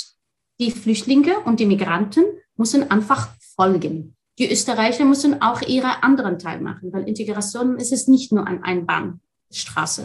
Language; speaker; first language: German; non-native, fluent; Arabic